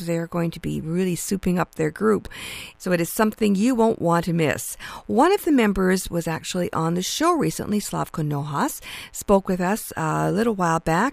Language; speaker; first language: English; native; English